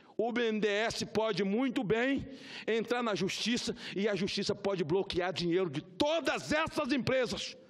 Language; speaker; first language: Portuguese; native; Portuguese